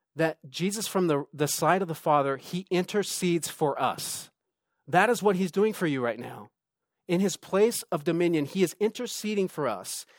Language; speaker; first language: English; native; English